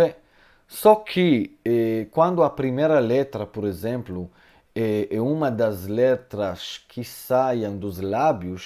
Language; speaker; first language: Portuguese; non-native, fluent; Hebrew